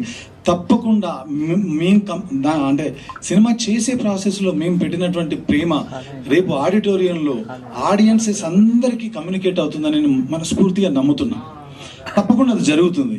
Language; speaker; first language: Telugu; native; Telugu